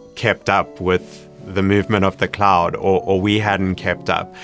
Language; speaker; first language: English; native; English